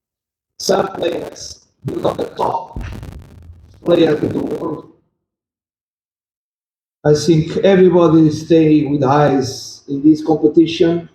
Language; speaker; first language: English; non-native, learner; Portuguese